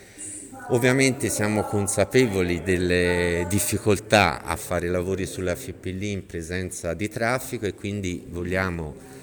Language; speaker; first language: Italian; native; Italian